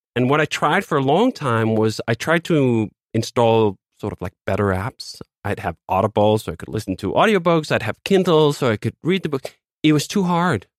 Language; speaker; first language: English; non-native, fluent; Danish